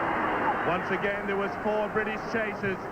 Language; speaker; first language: English; native; English